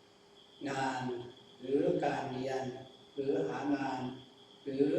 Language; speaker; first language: Thai; non-native, local second language; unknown